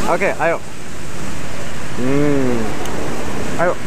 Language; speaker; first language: Indonesian; non-native, fluent; German